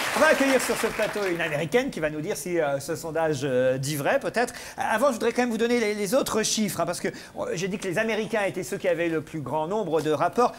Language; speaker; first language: French; native; French